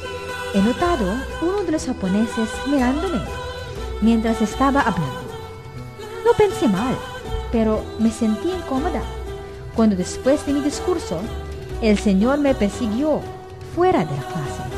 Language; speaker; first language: Spanish; non-native, fluent; Filipino